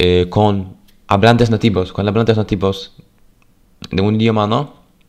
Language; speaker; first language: Spanish; non-native, fluent; Polish